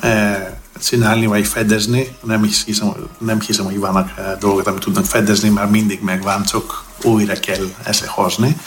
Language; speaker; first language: Hungarian; non-native, fluent; Greek